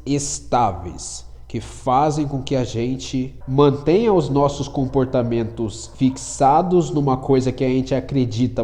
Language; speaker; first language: Portuguese; native; Portuguese